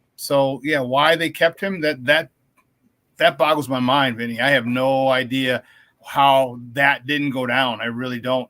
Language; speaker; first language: English; native; English